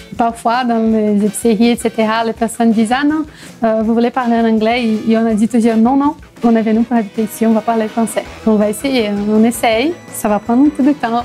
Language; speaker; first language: French; non-native, fluent; Portuguese